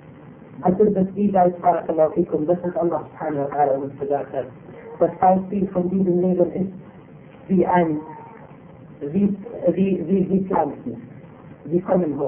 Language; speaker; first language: German; non-native, fluent; Arabic